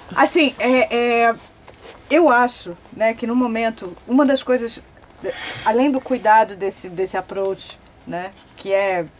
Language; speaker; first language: Portuguese; native; Portuguese